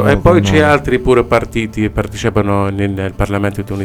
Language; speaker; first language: Italian; non-native, learner; Arabic